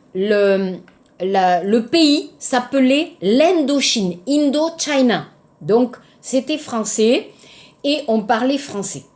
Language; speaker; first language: French; native; French